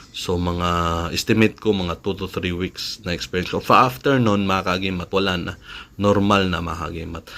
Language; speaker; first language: Filipino; non-native, local second language; Cebuano